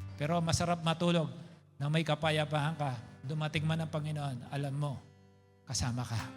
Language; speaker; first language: Filipino; non-native, local second language; Pampanga